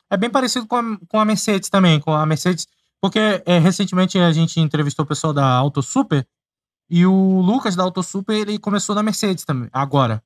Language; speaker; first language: Portuguese; native; Portuguese